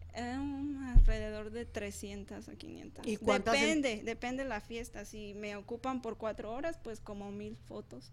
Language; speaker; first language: Spanish; native; Spanish